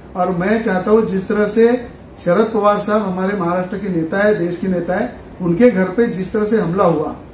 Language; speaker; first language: Hindi; non-native, local second language; Marathi